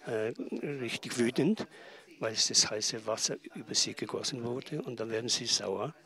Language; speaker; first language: German; non-native, learner; Tibetan